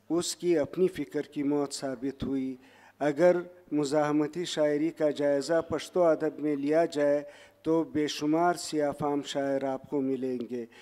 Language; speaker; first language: Urdu; non-native, local second language; Pashto